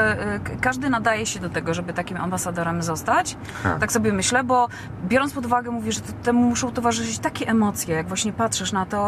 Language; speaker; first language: Polish; native; Polish